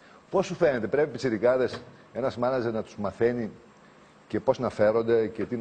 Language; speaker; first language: Greek; native; Greek